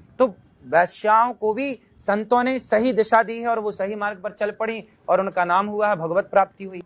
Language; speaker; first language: Hindi; native; Hindi